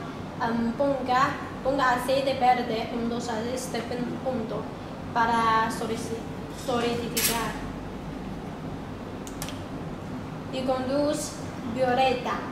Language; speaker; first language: Spanish; non-native, learner; Chinese